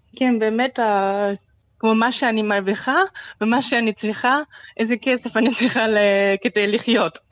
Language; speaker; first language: Hebrew; non-native, fluent; German